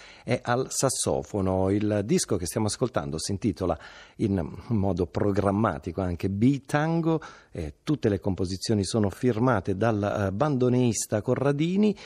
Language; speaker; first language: Italian; native; Italian